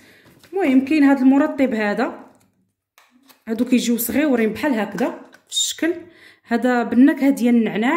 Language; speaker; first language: Arabic; native; Arabic